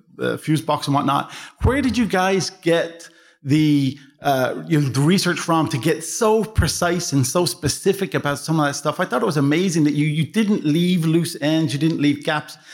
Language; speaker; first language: English; native; English